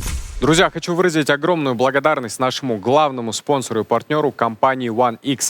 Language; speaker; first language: Russian; non-native, local second language; Kazakh